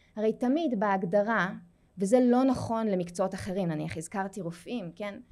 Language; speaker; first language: Hebrew; native; Hebrew